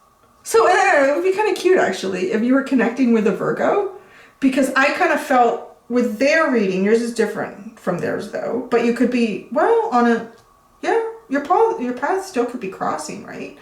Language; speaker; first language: English; native; English